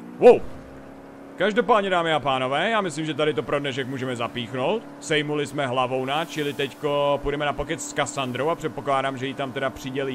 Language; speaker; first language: Czech; native; Czech